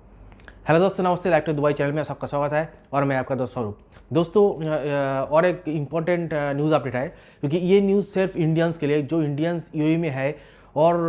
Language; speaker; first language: Hindi; non-native, local second language; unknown